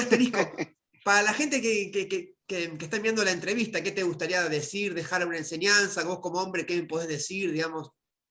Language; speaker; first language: Spanish; native; Spanish